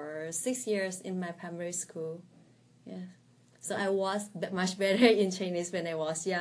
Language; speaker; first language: English; non-native, fluent; Thai